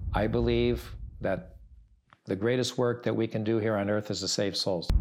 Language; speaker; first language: English; early bilingual, other home language; Italian